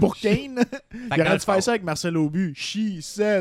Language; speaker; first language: French; native; French